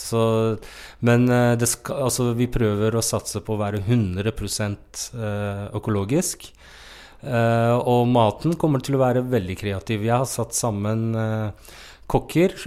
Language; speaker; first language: Norwegian; non-native, fluent; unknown